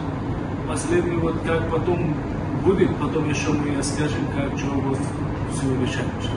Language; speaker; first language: Russian; non-native, local second language; Uzbek